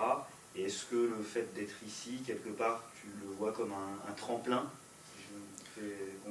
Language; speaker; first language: French; native; French